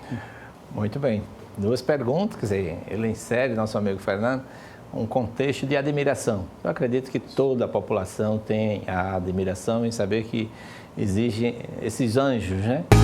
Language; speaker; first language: Portuguese; native; Portuguese